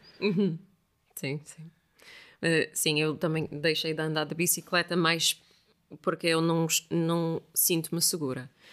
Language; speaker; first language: Portuguese; non-native, fluent; English